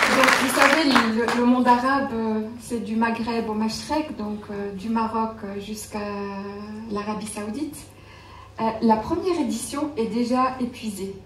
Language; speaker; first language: French; non-native, local second language; Arabic